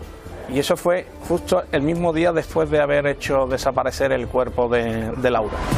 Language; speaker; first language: Spanish; native; Spanish